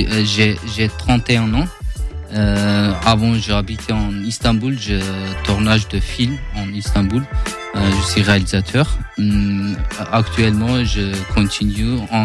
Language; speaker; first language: French; non-native, learner; Kurdish